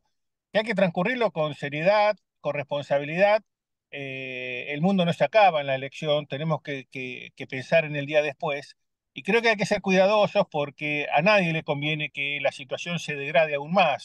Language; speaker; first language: Spanish; native; Spanish